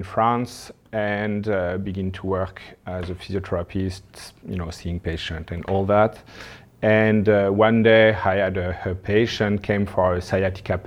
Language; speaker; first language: English; non-native, learner; French